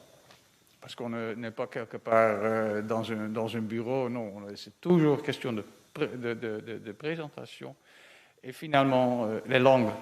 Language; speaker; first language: French; non-native, fluent; Dutch